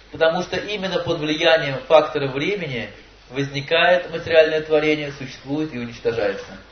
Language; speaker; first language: Russian; native; Russian